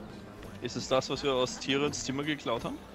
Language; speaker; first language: German; native; German